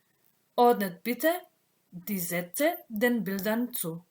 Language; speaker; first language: German; non-native, fluent; Macedonian